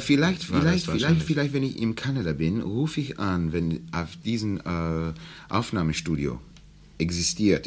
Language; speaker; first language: German; non-native, learner; English